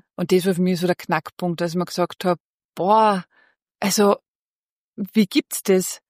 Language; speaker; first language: German; early bilingual, other home language; Bosnian